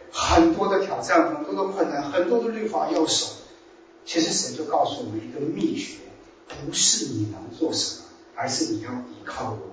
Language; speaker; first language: Chinese; native; Chinese